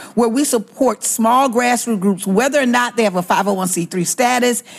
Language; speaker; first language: English; native; English